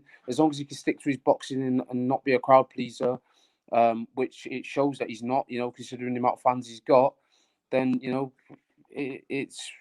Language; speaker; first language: English; native; English